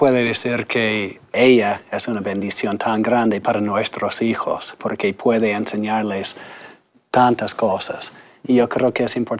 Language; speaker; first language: Spanish; non-native, fluent; English